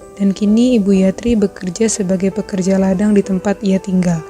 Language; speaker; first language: Indonesian; native; Indonesian